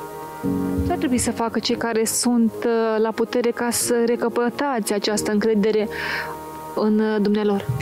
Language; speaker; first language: Romanian; native; Romanian